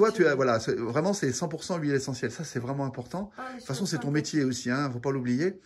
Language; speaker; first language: French; native; French